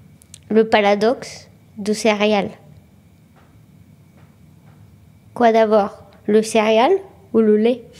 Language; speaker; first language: French; non-native, fluent; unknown